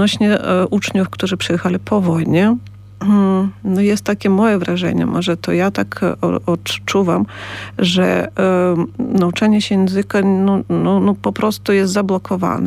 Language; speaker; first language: Polish; non-native, fluent; Ukrainian